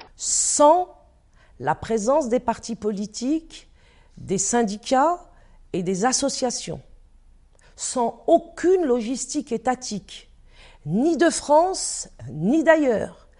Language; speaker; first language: French; native; French